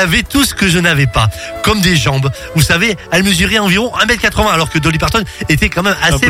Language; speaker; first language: French; native; French